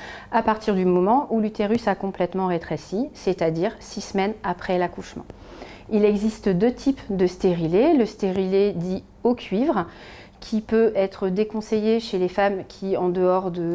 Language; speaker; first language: French; native; French